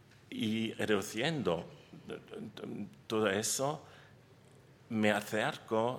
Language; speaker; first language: Spanish; non-native, learner; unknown